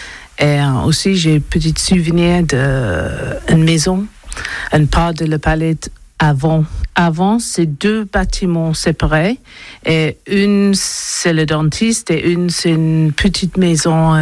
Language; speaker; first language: French; non-native, learner; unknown